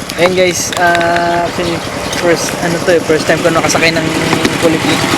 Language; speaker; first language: Filipino; native; Filipino